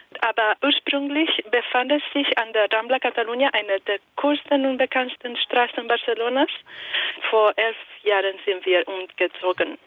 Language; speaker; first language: German; non-native, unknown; Italian